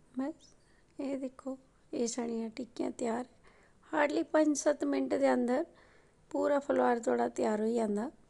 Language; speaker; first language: Punjabi; non-native, local second language; Dogri